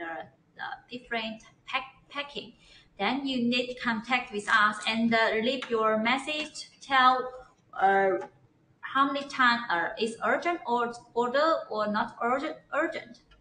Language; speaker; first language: English; non-native, learner; Chinese